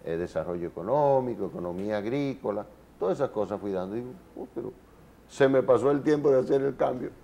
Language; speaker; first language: Spanish; native; Spanish